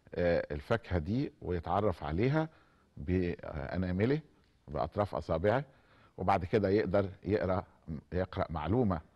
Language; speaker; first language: Arabic; native; Arabic